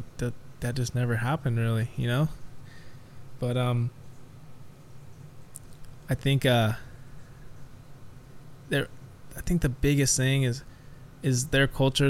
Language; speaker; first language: English; native; English